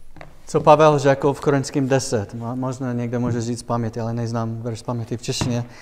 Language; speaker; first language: Czech; non-native, fluent; English